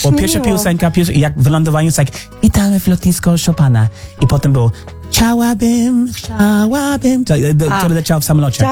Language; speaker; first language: Polish; non-native, learner; English